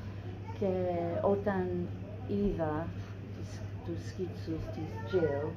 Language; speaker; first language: Greek; non-native, learner; English